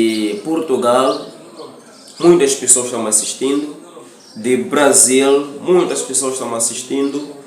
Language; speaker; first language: Portuguese; non-native, local second language; Tsonga